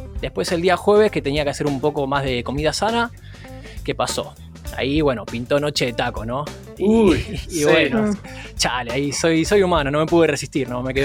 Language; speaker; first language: Spanish; native; Spanish